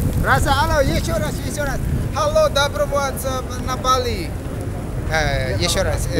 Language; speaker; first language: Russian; non-native, learner; Indonesian